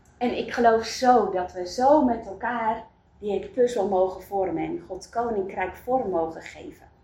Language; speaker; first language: Dutch; native; Dutch